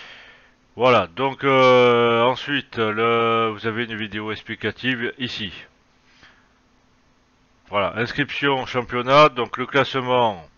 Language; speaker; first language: French; native; French